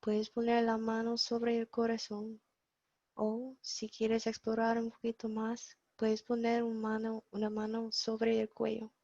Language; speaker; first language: Spanish; non-native, fluent; English